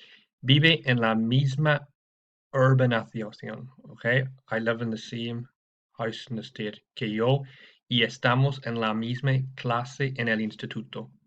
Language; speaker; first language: Spanish; non-native, fluent; English